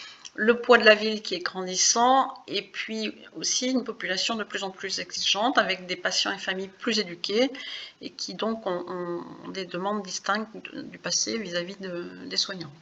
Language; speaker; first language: French; native; French